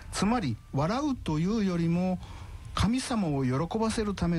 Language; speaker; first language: Japanese; native; Japanese